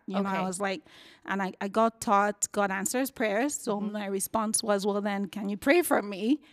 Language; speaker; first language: English; non-native, local second language; Yoruba